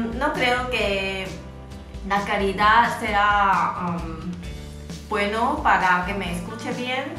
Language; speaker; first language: Spanish; non-native, fluent; Chinese